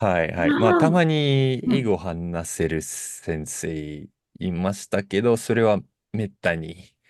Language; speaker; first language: Japanese; non-native, fluent; Russian